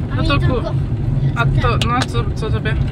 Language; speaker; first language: Polish; native; Polish